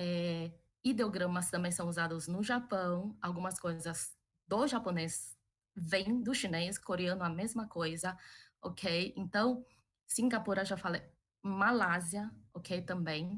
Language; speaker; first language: Portuguese; early bilingual, other home language; Chinese